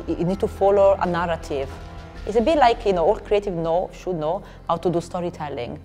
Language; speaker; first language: English; non-native, fluent; Italian